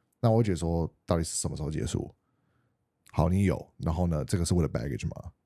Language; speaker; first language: Chinese; non-native, fluent; English